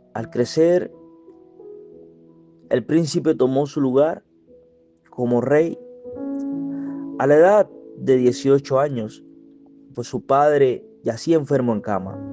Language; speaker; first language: Spanish; native; Spanish